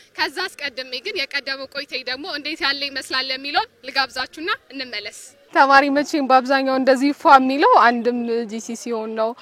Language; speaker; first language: Amharic; native; Amharic